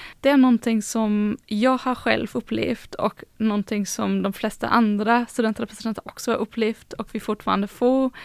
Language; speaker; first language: Swedish; non-native, fluent; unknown